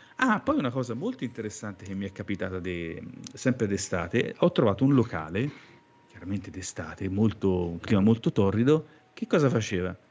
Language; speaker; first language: Italian; native; Italian